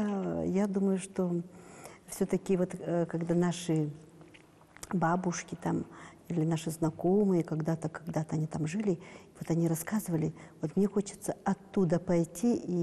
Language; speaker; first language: Russian; non-native, local second language; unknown